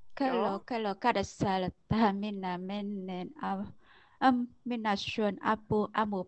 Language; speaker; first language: Finnish; non-native, learner; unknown